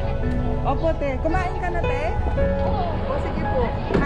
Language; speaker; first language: Filipino; non-native, local second language; Hiligaynon